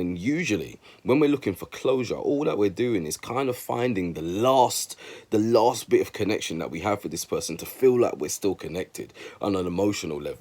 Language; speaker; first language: English; native; English